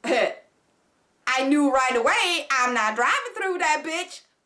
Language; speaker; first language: English; non-native, fluent; German